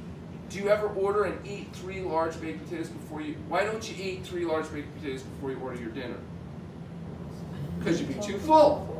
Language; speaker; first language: English; native; English